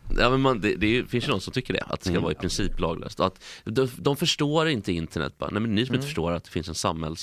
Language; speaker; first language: Swedish; native; Swedish